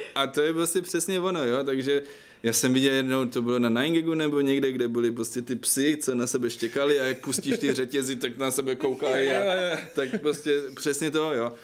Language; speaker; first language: Czech; non-native, fluent; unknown